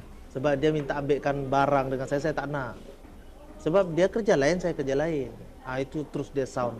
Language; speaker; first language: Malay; early bilingual, heritage; Indonesian